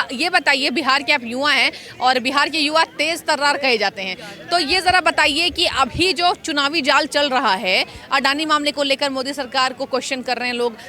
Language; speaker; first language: Hindi; native; Hindi